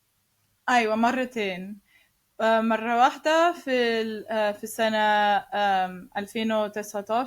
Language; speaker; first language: Arabic; non-native, learner; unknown